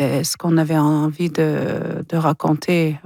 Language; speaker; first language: French; non-native, local second language; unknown